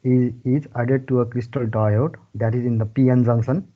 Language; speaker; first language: English; non-native, local second language; Nepali